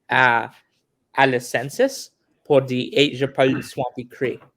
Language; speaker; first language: French; non-native, local second language; English